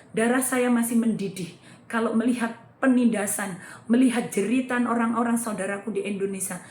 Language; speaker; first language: Indonesian; native; Indonesian